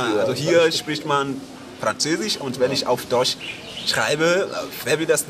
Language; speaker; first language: German; non-native, fluent; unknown